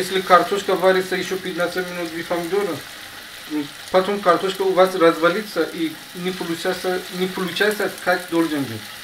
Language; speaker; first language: Russian; non-native, learner; Persian